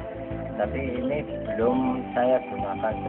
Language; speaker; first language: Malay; non-native, local second language; Javanese